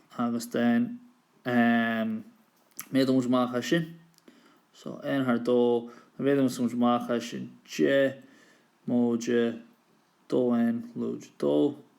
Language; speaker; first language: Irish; native; Irish